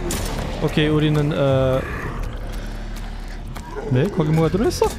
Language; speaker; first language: Korean; non-native, learner; German